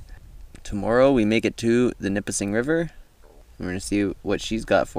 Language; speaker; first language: English; native; English